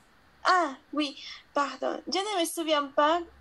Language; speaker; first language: French; non-native, learner; Spanish